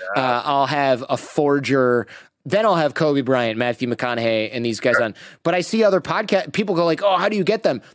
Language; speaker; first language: English; native; English